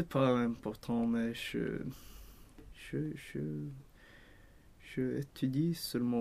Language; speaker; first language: French; non-native, learner; Swedish